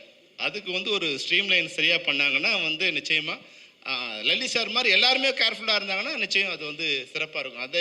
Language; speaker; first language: Tamil; native; Tamil